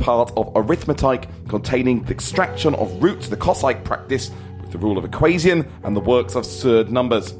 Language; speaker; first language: English; native; English